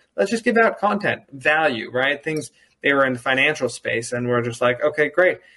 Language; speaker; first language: English; early bilingual, other home language; German